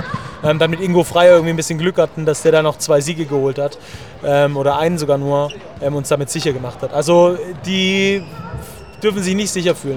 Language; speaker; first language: German; native; German